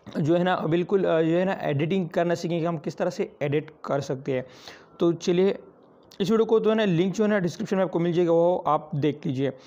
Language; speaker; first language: Urdu; non-native, local second language; Pashto